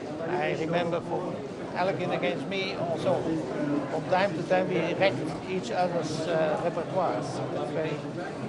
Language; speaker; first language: English; non-native, fluent; Dutch